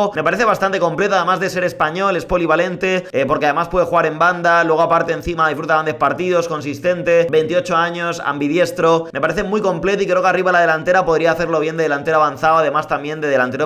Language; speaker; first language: Spanish; native; Spanish